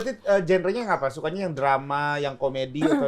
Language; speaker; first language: Indonesian; native; Indonesian